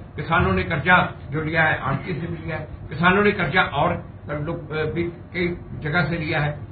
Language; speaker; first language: Hindi; non-native, local second language; Punjabi